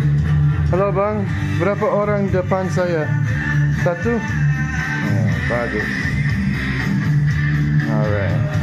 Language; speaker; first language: Indonesian; non-native, learner; English